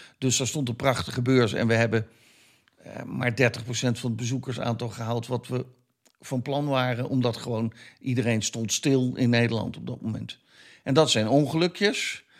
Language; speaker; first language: Dutch; native; Dutch